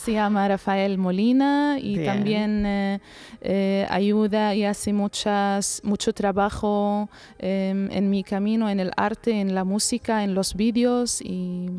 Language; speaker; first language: Spanish; non-native, learner; Arabic